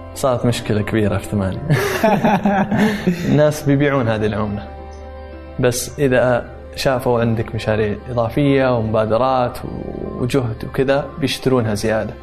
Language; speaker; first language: Arabic; native; Arabic